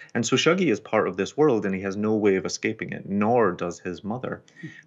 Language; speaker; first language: English; non-native, local second language; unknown